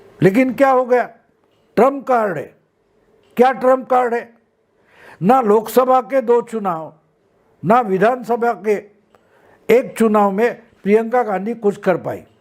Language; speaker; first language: Hindi; non-native, local second language; Marathi